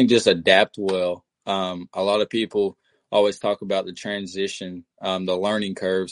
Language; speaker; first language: English; native; English